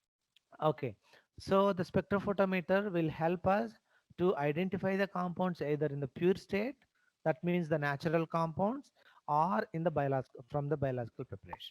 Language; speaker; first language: English; non-native, local second language; Telugu